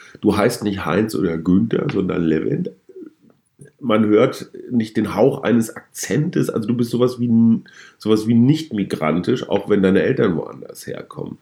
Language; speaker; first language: German; native; German